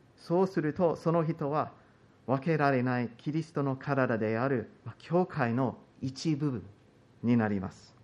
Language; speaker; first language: Japanese; non-native, fluent; English